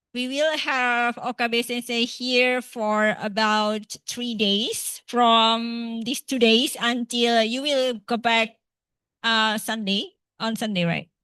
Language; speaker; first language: English; non-native, fluent; Indonesian